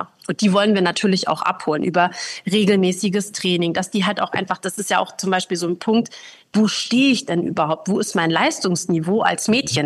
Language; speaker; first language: German; native; German